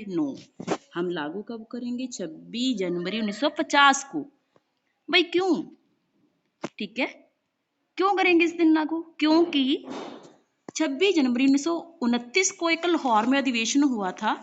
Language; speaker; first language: Hindi; non-native, local second language; Punjabi